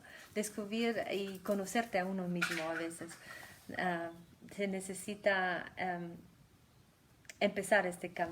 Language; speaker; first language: Spanish; non-native, fluent; German